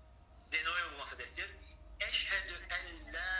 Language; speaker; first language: Spanish; non-native, learner; Turkish